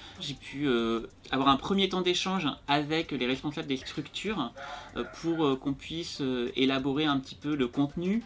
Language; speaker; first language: French; native; French